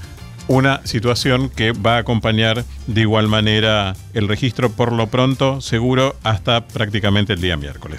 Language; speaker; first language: Spanish; native; Spanish